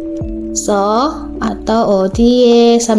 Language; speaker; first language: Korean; non-native, fluent; Indonesian